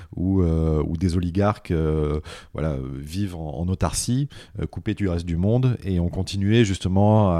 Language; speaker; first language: French; native; French